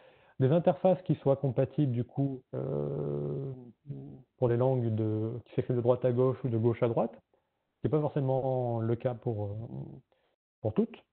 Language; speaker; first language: French; native; French